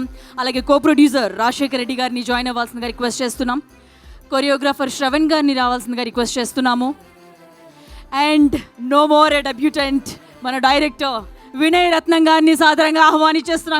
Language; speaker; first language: Telugu; native; Telugu